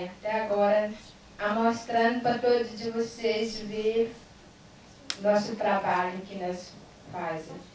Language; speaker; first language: Portuguese; non-native, learner; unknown